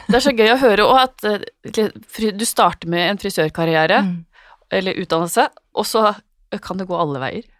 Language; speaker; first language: Norwegian; native; Norwegian